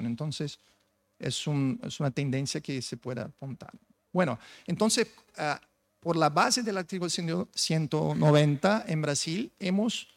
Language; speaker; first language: Spanish; non-native, fluent; Portuguese